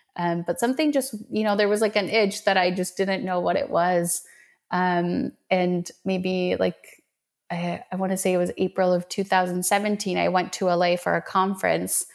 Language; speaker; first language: English; native; English